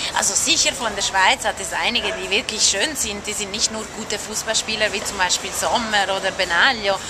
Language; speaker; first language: German; non-native, local second language; Italian